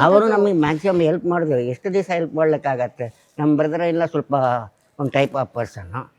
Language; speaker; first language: Kannada; non-native, local second language; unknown